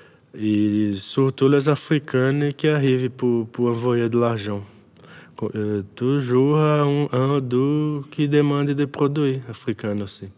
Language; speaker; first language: French; non-native, learner; Portuguese